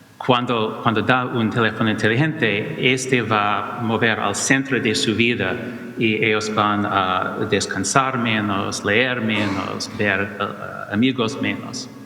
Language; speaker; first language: Spanish; non-native, learner; English